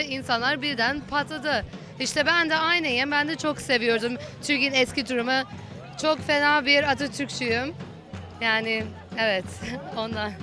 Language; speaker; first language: Turkish; early bilingual, heritage; Turkish